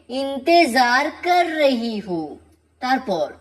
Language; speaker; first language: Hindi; non-native, fluent; Bangla